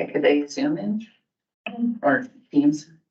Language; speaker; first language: English; native; English